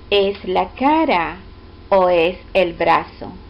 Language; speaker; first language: Spanish; non-native, fluent; English